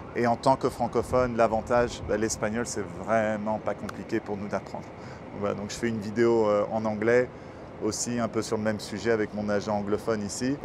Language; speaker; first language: French; native; French